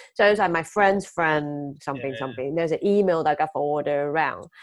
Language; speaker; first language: English; early bilingual, other home language; Chinese